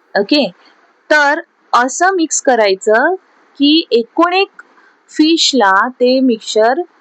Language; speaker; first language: Marathi; non-native, local second language; Urdu